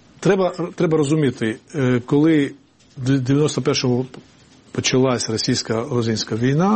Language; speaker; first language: Ukrainian; non-native, fluent; Georgian